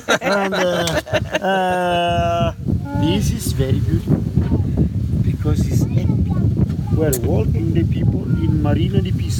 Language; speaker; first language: English; non-native, learner; Italian